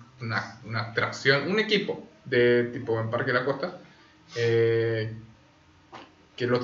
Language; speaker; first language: Spanish; early bilingual, other home language; Korean